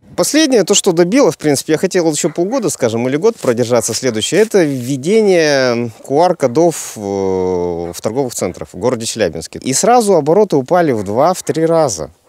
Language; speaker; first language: Russian; native; Russian